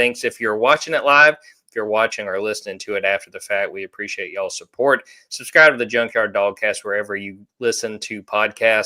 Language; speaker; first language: English; native; English